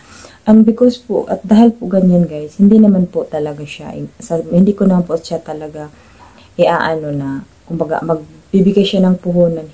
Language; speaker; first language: Filipino; native; Filipino